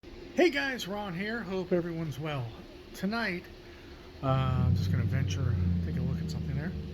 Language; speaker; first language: English; native; English